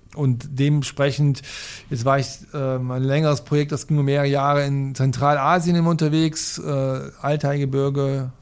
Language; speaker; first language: German; native; German